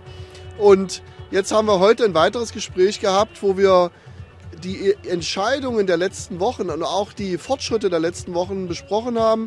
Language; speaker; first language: German; native; German